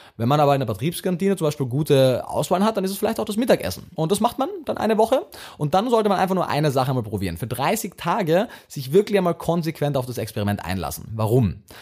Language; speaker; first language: German; native; German